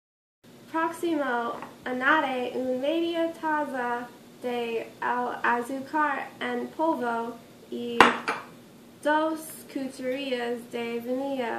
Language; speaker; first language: Spanish; non-native, learner; English